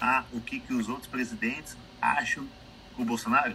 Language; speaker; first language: Portuguese; native; Portuguese